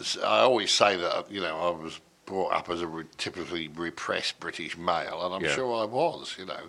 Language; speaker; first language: English; native; English